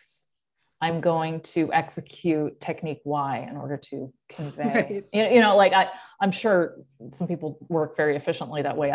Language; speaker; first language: English; native; English